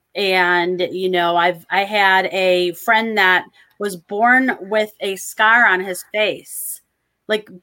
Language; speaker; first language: English; native; English